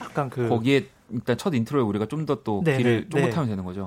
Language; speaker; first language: Korean; native; Korean